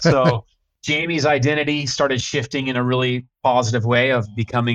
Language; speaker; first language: English; native; English